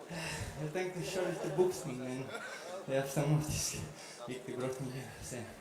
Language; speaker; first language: Swedish; non-native, learner; Chechen